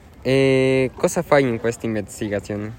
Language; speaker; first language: Italian; non-native, learner; Spanish